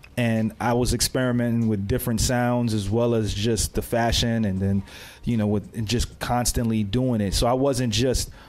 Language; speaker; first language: English; native; English